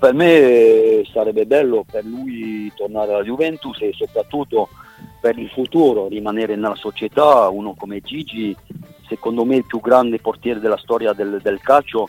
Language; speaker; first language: Italian; non-native, fluent; French